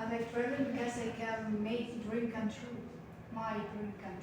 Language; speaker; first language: English; non-native, learner; Russian